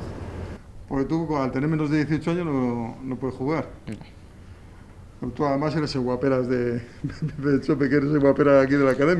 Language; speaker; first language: Spanish; native; Spanish